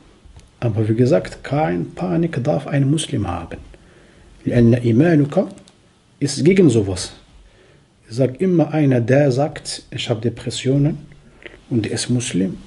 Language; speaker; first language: German; non-native, fluent; Arabic